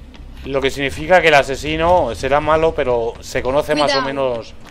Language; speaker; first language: Spanish; native; Spanish